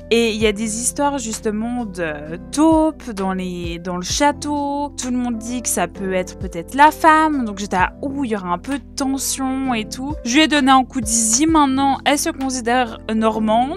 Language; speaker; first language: French; native; French